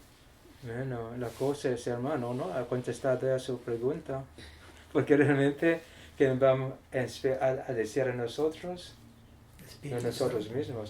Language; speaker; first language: Spanish; non-native, learner; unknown